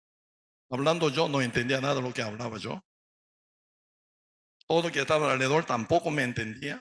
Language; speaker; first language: Spanish; non-native, learner; Korean